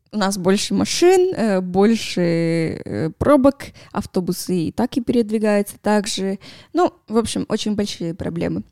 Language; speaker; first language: Russian; non-native, fluent; Spanish